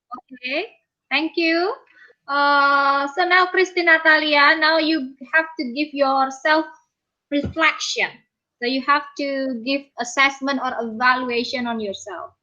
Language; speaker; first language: English; non-native, fluent; Indonesian